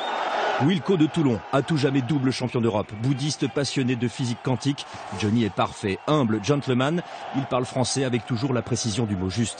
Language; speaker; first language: French; native; French